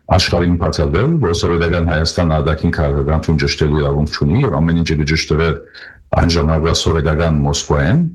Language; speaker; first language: Armenian; early bilingual, heritage; Armenian